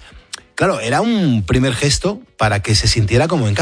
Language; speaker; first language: Spanish; native; Spanish